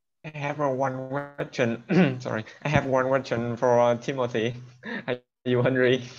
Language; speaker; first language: English; non-native, learner; Vietnamese